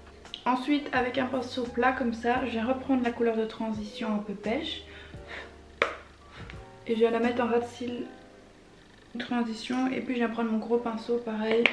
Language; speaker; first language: French; native; French